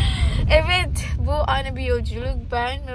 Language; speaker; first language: Turkish; non-native, learner; Indonesian